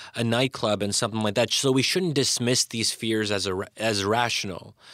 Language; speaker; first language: English; native; English